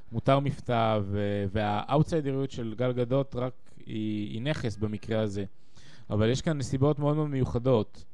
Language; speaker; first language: Hebrew; native; Hebrew